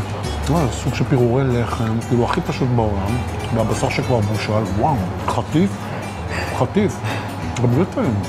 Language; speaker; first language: Hebrew; native; Hebrew